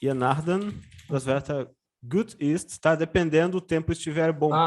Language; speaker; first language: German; non-native, fluent; Portuguese